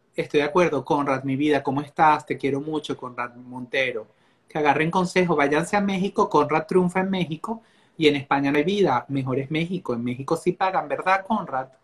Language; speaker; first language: Spanish; native; Spanish